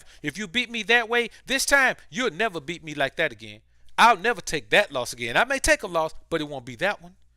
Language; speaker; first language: English; native; English